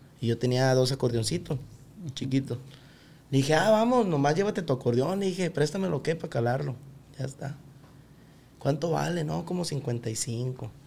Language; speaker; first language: Spanish; native; Spanish